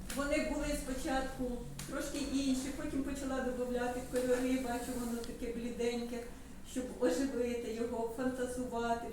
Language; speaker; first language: Ukrainian; native; Ukrainian